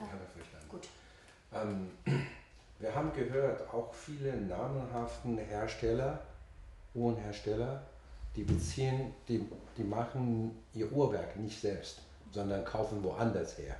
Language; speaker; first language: German; non-native, fluent; Chinese